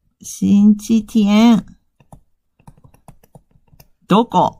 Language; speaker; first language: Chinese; non-native, fluent; Japanese